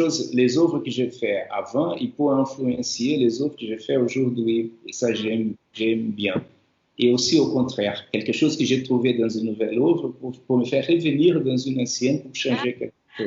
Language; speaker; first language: French; non-native, fluent; Portuguese